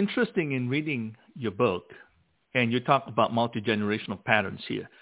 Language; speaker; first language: English; non-native, local second language; Min Nan Chinese